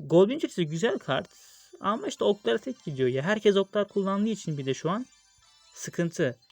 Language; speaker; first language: Turkish; native; Turkish